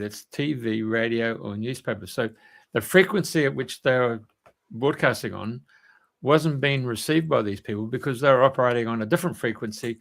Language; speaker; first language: English; native; English